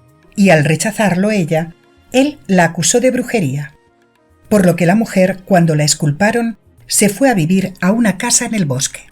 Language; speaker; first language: Spanish; native; Spanish